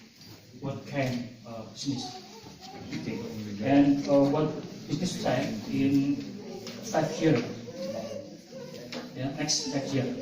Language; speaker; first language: English; non-native, learner; Indonesian